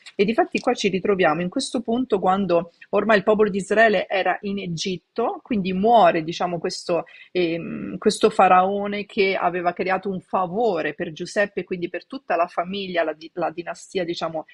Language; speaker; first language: Italian; native; Italian